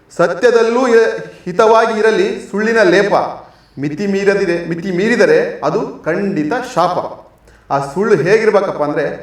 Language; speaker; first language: Kannada; native; Kannada